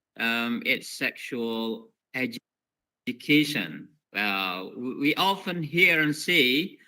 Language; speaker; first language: English; non-native, fluent; Indonesian